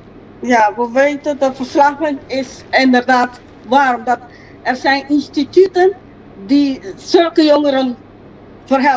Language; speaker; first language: Dutch; non-native, local second language; Papiamento